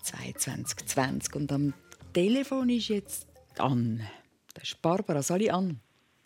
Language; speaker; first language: German; native; German